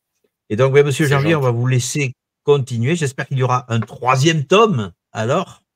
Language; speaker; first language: French; native; French